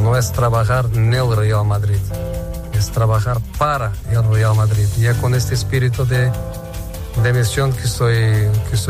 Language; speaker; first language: Spanish; non-native, fluent; Portuguese